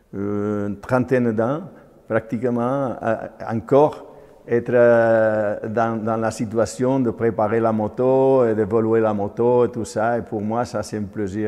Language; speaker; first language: French; non-native, fluent; Spanish